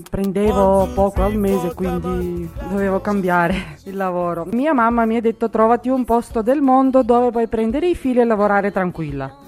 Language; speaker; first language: Italian; non-native, fluent; Bulgarian